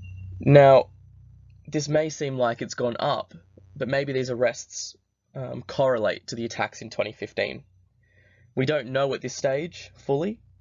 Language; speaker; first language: English; native; English